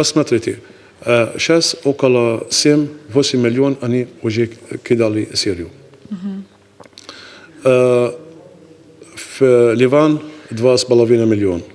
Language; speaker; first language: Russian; non-native, learner; Arabic